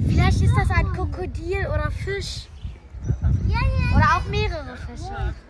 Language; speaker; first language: German; early bilingual, other home language; Arabic